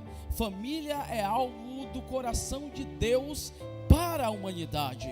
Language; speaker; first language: Portuguese; native; Portuguese